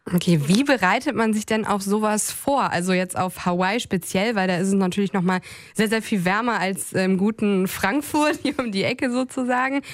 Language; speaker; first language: German; native; German